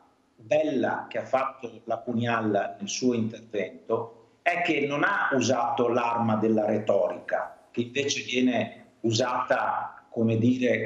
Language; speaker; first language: Italian; native; Italian